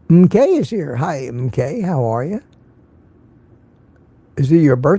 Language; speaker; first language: English; native; English